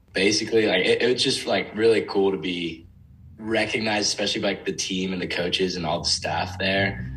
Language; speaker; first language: English; native; English